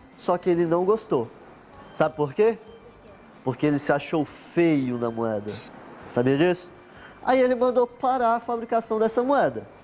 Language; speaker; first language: Portuguese; native; Portuguese